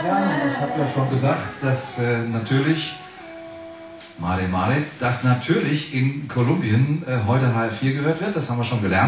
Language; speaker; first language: German; native; German